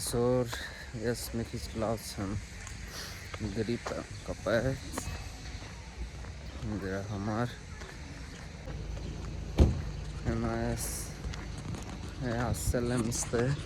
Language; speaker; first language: Armenian; non-native, learner; Hindi